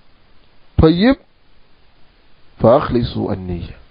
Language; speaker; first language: Arabic; non-native, fluent; Wolof